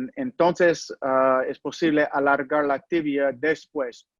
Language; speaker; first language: Spanish; non-native, learner; English